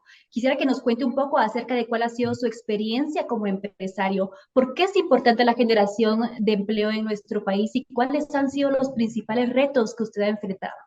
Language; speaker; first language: Spanish; native; Spanish